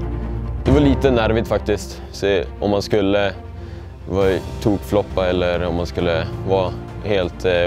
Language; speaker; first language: Swedish; native; Swedish